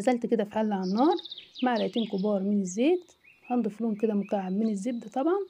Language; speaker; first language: Arabic; native; Arabic